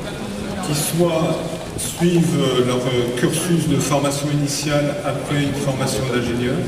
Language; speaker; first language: French; native; French